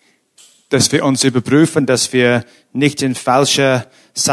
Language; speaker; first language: German; non-native, fluent; English